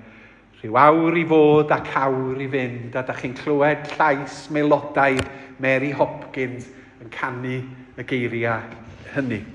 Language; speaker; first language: Welsh; native; Welsh